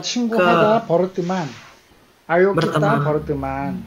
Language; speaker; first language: Indonesian; non-native, fluent; Korean